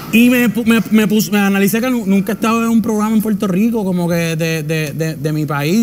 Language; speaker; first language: Spanish; native; Spanish